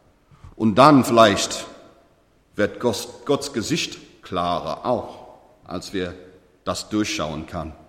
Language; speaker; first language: German; non-native, learner; English